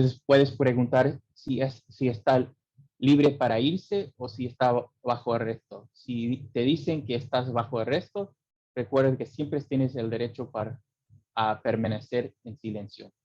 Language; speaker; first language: Spanish; early bilingual, heritage; English